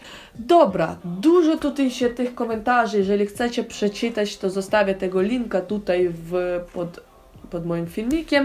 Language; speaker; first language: Polish; non-native, learner; Ukrainian